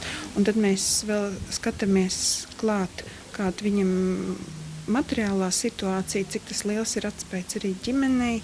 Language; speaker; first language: Latvian; native; Latvian